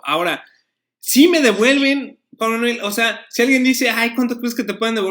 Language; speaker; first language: Spanish; native; Spanish